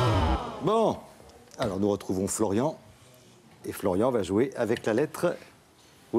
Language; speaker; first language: French; native; French